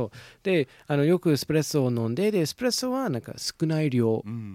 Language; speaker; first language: Japanese; non-native, fluent; English